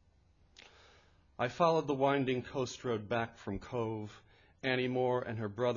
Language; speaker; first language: English; native; English